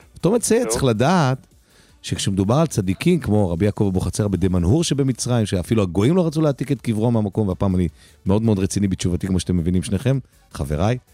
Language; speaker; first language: Hebrew; native; Hebrew